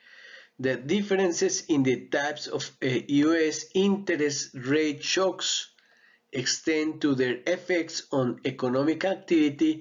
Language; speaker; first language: English; non-native, fluent; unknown